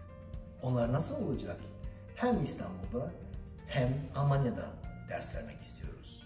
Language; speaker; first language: Turkish; non-native, learner; German